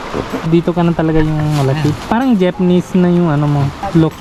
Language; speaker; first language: Filipino; non-native, learner; Punjabi